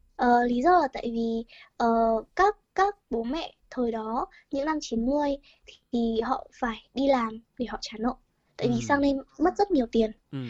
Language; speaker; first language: Vietnamese; early bilingual, heritage; Vietnamese